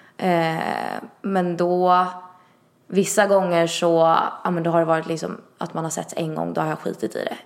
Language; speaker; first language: Swedish; early bilingual, other home language; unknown